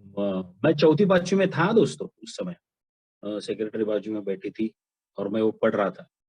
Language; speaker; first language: Hindi; non-native, local second language; Marathi